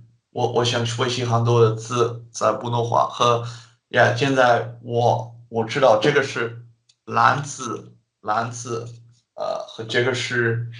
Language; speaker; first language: Chinese; non-native, learner; Dutch